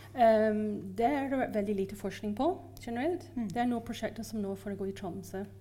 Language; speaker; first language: Norwegian; non-native, fluent; English